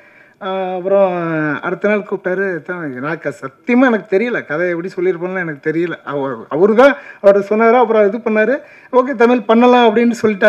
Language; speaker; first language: Tamil; native; Tamil